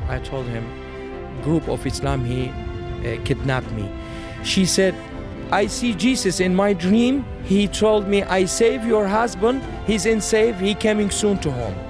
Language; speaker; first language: English; non-native, learner; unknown